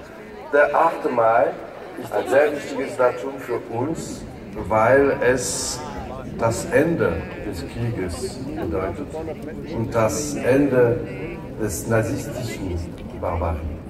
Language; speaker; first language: German; non-native, learner; French